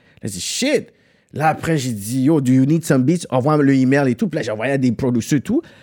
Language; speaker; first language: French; native; French